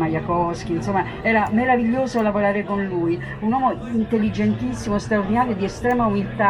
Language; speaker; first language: Italian; native; Italian